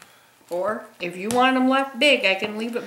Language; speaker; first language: English; native; English